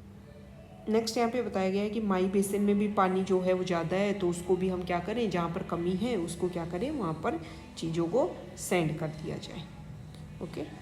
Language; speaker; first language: Hindi; native; Hindi